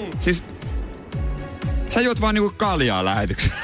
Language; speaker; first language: Finnish; native; Finnish